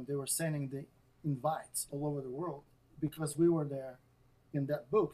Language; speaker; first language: English; non-native, fluent; Russian